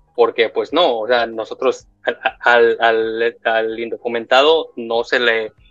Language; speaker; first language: Spanish; native; Spanish